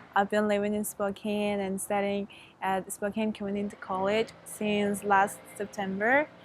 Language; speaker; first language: English; non-native, fluent; Mongolian